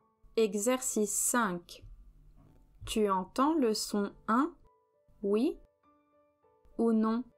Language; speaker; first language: French; native; French